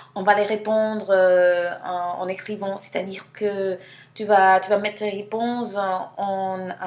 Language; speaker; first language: French; non-native, fluent; English